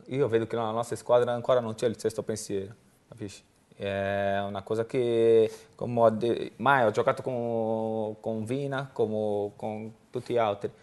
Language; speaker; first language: Italian; non-native, learner; Portuguese